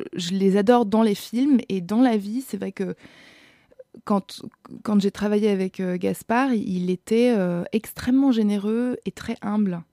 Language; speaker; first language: French; non-native, fluent; German